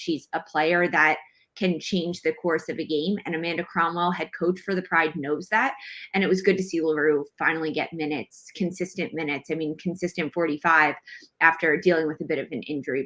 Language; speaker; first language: English; native; English